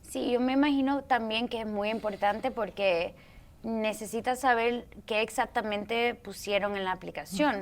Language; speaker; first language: Spanish; early bilingual, heritage; Spanish